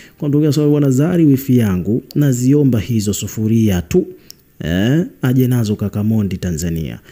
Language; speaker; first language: Swahili; native; Swahili